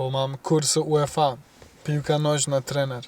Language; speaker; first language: Polish; non-native, learner; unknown